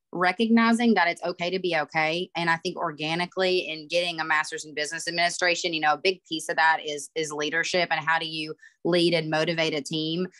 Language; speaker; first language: English; native; English